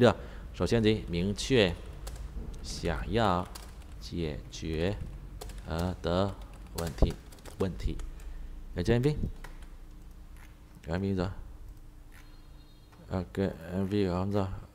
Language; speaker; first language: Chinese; non-native, fluent; Vietnamese